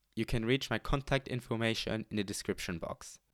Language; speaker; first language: English; non-native, fluent; Luxembourgish